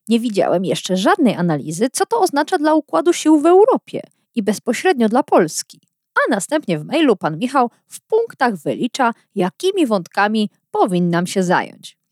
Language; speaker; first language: Polish; native; Polish